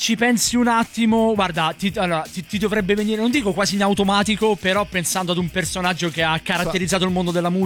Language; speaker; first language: Italian; native; Italian